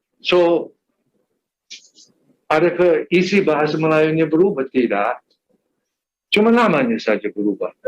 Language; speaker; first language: Indonesian; non-native, fluent; English